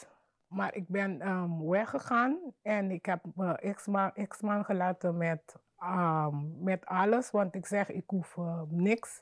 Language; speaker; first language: Dutch; non-native, fluent; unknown